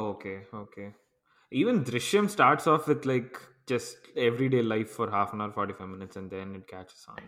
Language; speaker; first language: English; non-native, local second language; Tamil